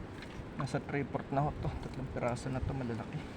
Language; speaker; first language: Filipino; native; Filipino